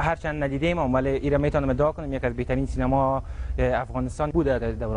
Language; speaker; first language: Persian; native; Persian